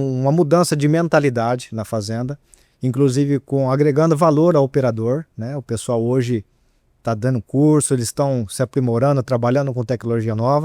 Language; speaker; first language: Portuguese; native; Portuguese